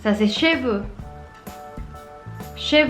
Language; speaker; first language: French; non-native, fluent; Spanish